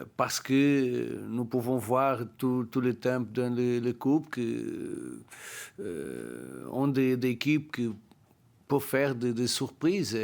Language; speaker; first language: French; non-native, learner; Portuguese